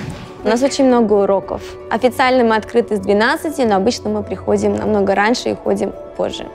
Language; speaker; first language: Russian; native; Russian